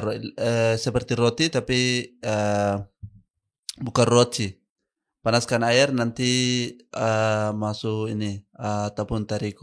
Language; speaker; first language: Indonesian; non-native, learner; Arabic